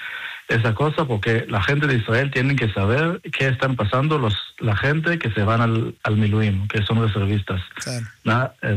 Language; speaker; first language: Spanish; non-native, fluent; Hebrew